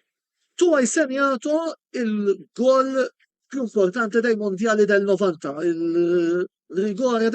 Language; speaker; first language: Italian; non-native, fluent; Maltese